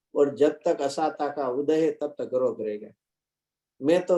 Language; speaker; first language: Hindi; non-native, local second language; Gujarati